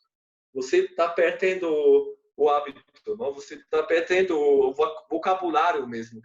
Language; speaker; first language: Portuguese; non-native, fluent; German